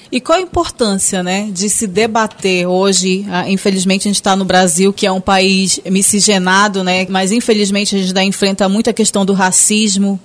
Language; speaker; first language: Portuguese; native; Portuguese